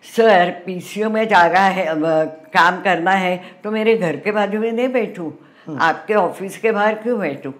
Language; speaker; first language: Hindi; non-native, local second language; Marathi